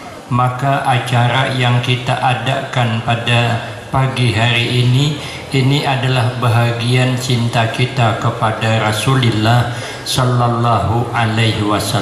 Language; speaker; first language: Indonesian; non-native, local second language; Banjar